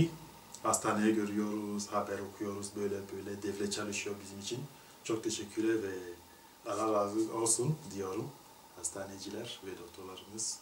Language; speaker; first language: Turkish; non-native, learner; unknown